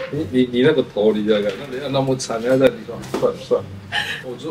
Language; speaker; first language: Chinese; native; Chinese